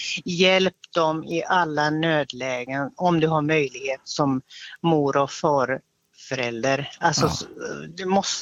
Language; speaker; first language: Swedish; native; Swedish